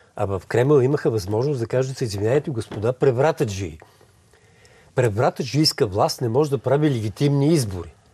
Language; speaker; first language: Bulgarian; native; Bulgarian